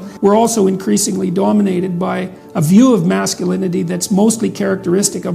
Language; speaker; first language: English; native; English